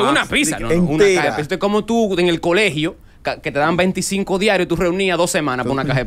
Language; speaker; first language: Spanish; native; Spanish